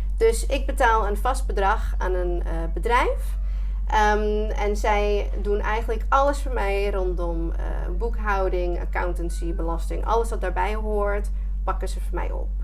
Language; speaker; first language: Dutch; non-native, fluent; English